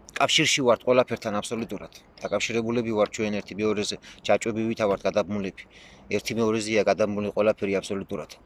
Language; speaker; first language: Georgian; non-native, local second language; Mingrelian